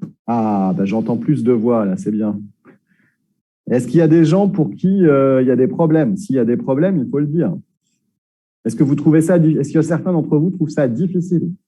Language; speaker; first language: French; native; French